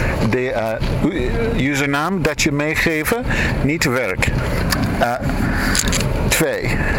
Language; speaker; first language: Dutch; non-native, learner; English